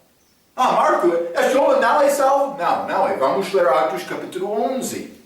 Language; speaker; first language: Portuguese; non-native, fluent; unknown